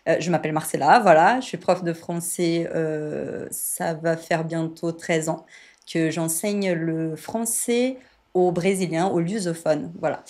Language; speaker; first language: French; non-native, fluent; Portuguese